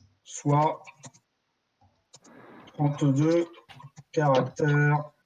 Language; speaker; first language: French; native; French